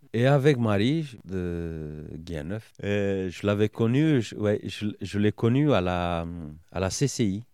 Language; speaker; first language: French; non-native, fluent; Romanian